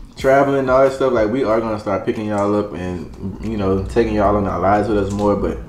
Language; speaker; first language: English; native; English